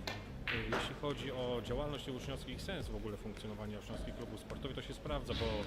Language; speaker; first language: Polish; native; Polish